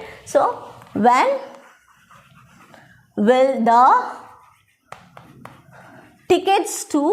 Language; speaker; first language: English; non-native, local second language; Tamil